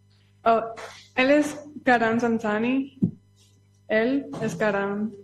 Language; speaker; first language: Spanish; early bilingual, heritage; Spanish